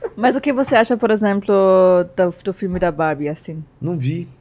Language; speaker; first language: Portuguese; non-native, fluent; German